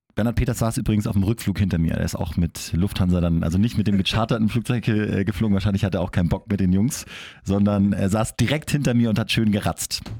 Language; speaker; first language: German; native; German